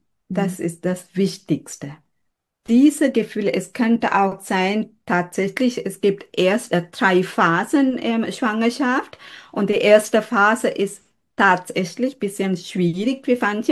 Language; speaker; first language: German; non-native, fluent; Sinhala